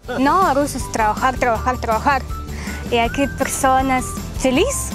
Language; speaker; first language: Spanish; non-native, learner; Russian